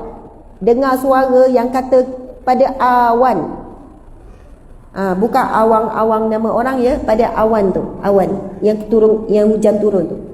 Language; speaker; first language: Malay; native; Malay